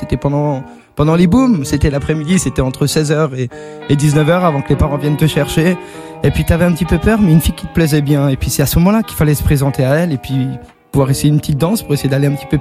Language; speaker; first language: French; native; French